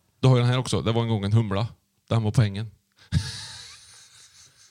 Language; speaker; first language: Swedish; native; Swedish